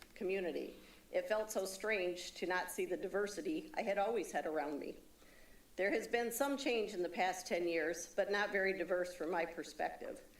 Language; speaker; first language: English; native; English